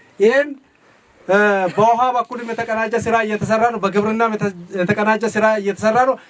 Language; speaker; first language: Amharic; non-native, local second language; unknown